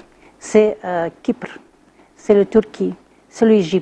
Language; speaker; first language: French; non-native, learner; Russian